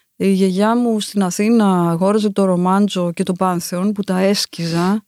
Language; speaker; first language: Greek; native; Greek